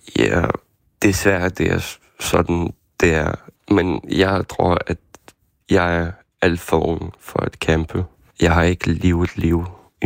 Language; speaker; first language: Danish; non-native, fluent; Ukrainian